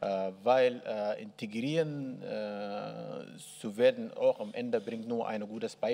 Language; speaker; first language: German; non-native, learner; Arabic